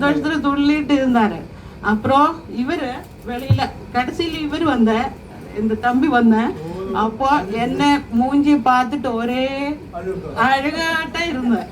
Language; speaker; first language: Tamil; non-native, learner; Malayalam